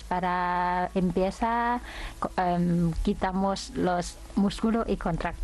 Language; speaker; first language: Spanish; non-native, learner; Thai